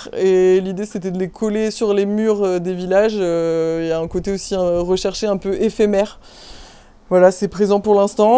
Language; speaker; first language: French; native; French